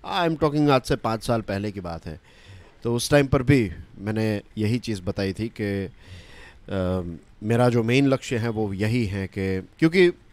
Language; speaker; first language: Hindi; non-native, local second language; Gujarati